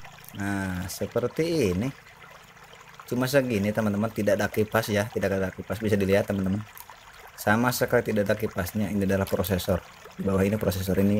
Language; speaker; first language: Indonesian; native; Indonesian